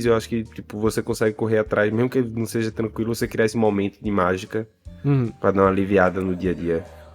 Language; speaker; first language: Portuguese; native; Portuguese